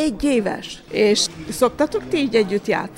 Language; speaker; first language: Hungarian; native; Hungarian